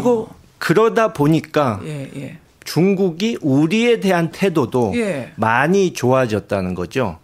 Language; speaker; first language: Korean; native; Korean